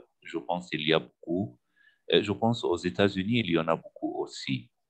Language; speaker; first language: French; non-native, fluent; Arabic